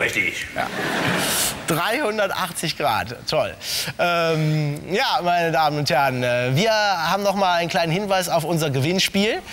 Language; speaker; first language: German; native; German